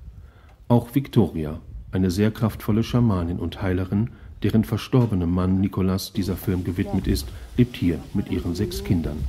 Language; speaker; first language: German; native; German